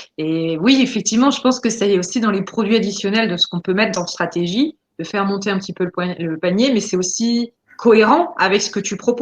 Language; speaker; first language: French; native; French